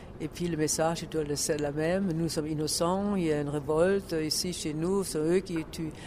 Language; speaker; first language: French; non-native, fluent; German